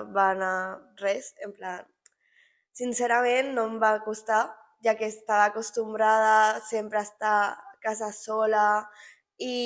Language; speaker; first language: Catalan; non-native, local second language; Spanish